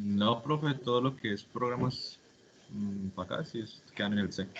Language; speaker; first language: Spanish; native; Spanish